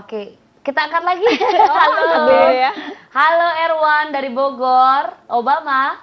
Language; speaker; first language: Indonesian; native; Indonesian